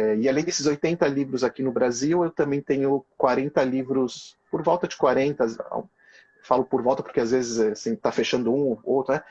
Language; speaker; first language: Portuguese; early bilingual, other home language; Hebrew